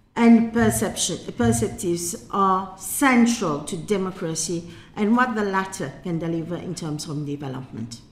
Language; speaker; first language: English; non-native, local second language; Morisyen